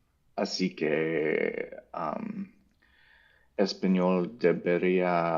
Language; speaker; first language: Spanish; non-native, learner; English